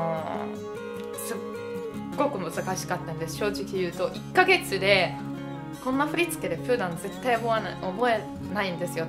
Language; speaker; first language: Japanese; non-native, fluent; Italian